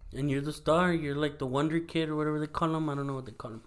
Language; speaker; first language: English; early bilingual, other home language; Spanish